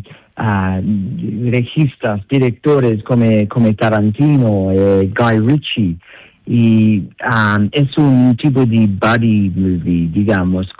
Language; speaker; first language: Spanish; non-native, learner; Italian